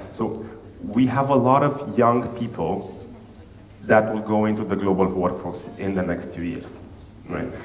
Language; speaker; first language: English; non-native, fluent; Romanian